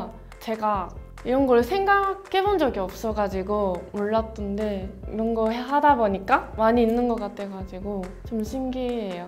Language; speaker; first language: Korean; non-native, fluent; Japanese